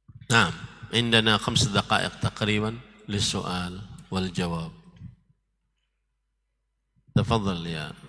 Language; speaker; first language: Arabic; non-native, fluent; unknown